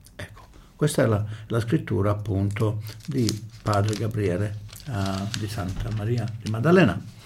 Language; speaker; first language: Italian; early bilingual, heritage; Italian